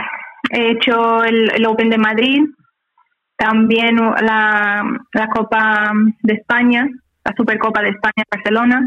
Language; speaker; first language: Spanish; non-native, fluent; Portuguese